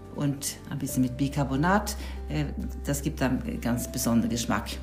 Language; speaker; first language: German; non-native, fluent; Swedish